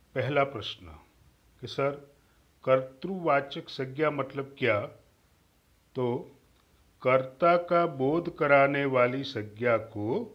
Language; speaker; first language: Hindi; non-native, local second language; Gujarati